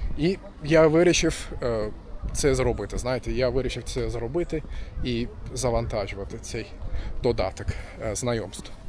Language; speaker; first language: Ukrainian; non-native, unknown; Turkish